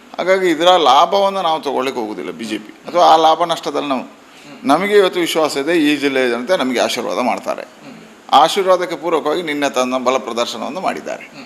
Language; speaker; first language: Kannada; non-native, local second language; Tulu